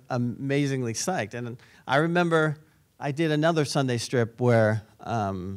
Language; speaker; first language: English; native; English